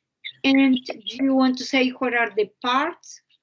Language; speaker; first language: English; non-native, fluent; Spanish